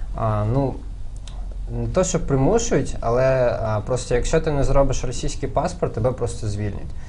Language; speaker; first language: Ukrainian; non-native, local second language; Crimean Tatar